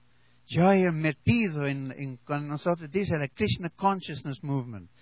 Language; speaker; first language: Spanish; non-native, learner; English